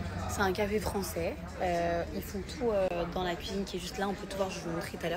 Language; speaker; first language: French; native; French